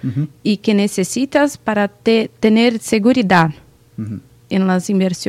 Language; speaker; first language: Spanish; non-native, learner; Portuguese